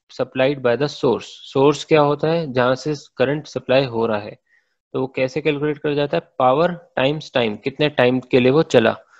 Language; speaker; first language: Hindi; native; Hindi